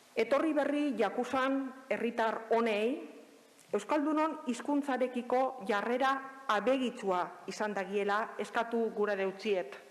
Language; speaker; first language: Basque; native; Basque